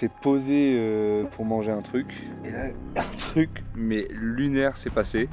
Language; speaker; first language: French; native; French